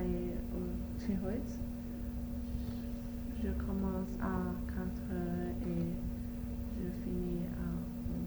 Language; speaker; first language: French; non-native, learner; Arabic